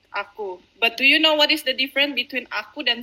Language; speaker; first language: English; non-native, fluent; Indonesian